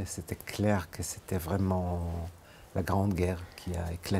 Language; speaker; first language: French; non-native, fluent; Hebrew